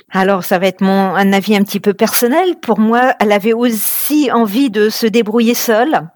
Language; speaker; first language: French; native; French